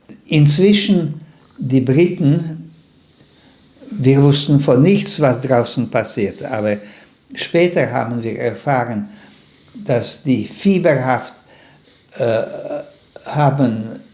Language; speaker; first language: German; non-native, fluent; Slovak